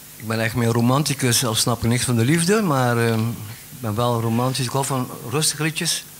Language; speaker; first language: Dutch; non-native, fluent; Spanish